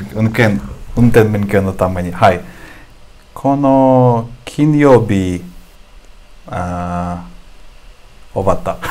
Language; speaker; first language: Japanese; non-native, learner; Russian